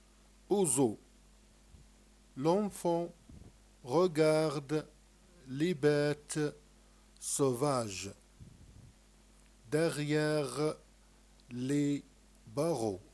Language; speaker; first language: French; non-native, local second language; Arabic